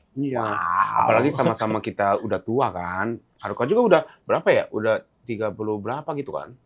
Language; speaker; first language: Indonesian; non-native, fluent; Japanese